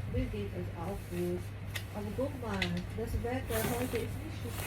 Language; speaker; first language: German; non-native, learner; Filipino